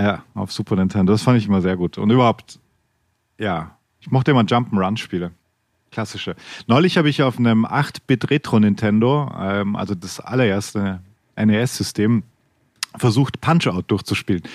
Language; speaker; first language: German; native; German